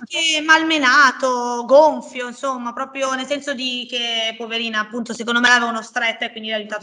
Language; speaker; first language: Italian; native; Italian